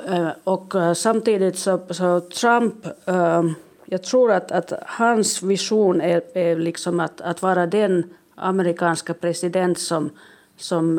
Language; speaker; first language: Swedish; non-native, local second language; Finnish